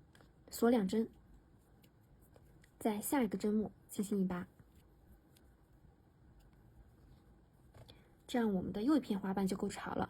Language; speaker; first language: Chinese; native; Chinese